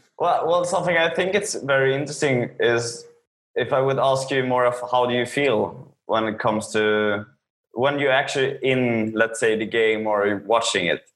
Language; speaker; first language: English; non-native, fluent; Swedish